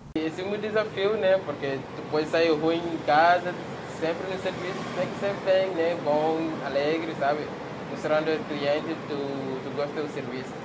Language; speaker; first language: Portuguese; non-native, learner; Haitian Creole